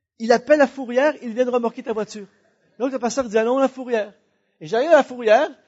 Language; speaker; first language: French; native; French